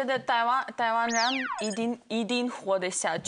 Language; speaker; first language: Chinese; non-native, fluent; Ukrainian